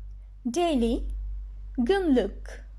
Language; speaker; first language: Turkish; non-native, fluent; Bangla